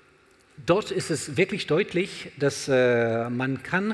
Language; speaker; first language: German; non-native, learner; French